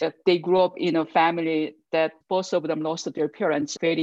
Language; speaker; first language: English; non-native, fluent; Korean